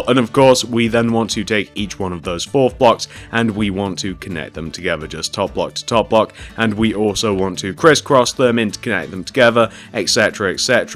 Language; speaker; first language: English; native; English